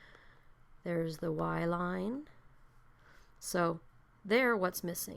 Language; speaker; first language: English; native; English